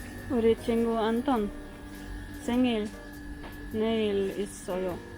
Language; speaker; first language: Korean; non-native, learner; Spanish